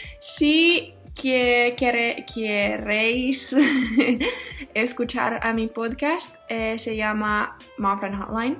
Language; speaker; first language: Spanish; non-native, learner; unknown